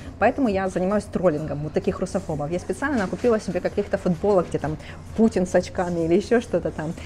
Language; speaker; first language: Russian; native; Russian